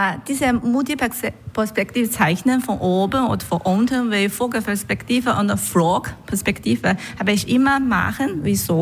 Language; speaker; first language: German; non-native, learner; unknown